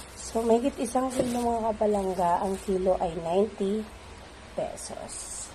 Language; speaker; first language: Filipino; non-native, local second language; Cebuano